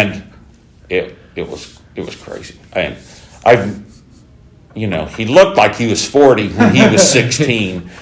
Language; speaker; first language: English; native; English